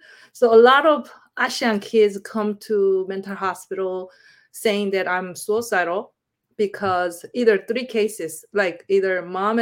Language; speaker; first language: English; non-native, learner; Korean